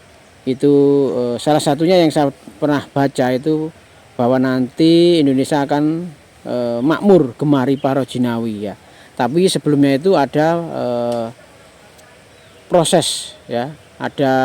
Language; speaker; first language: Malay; non-native, local second language; Javanese